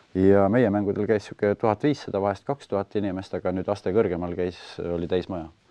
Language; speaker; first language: Estonian; native; Estonian